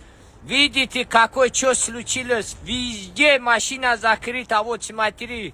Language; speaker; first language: Russian; non-native, learner; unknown